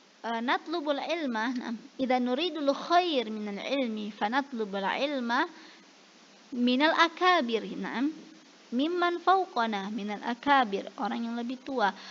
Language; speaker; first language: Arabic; non-native, fluent; Indonesian